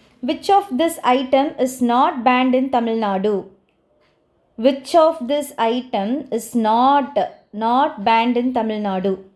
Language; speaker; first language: English; non-native, local second language; Tamil